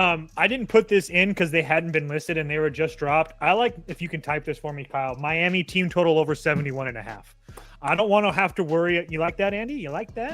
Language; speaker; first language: English; native; English